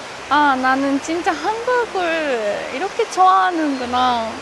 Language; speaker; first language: Korean; non-native, fluent; Japanese